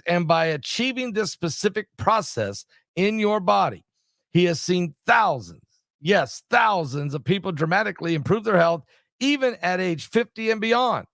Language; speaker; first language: English; native; English